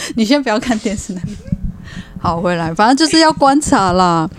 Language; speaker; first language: Chinese; non-native, fluent; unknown